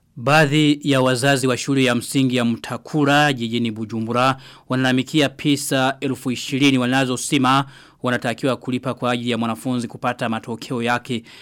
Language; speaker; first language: Swahili; non-native, local second language; Rundi